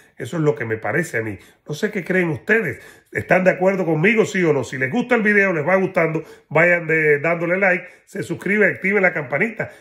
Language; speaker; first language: Spanish; native; Spanish